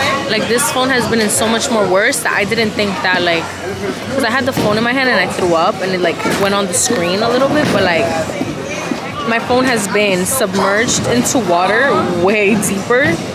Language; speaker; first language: English; early bilingual, other home language; Spanish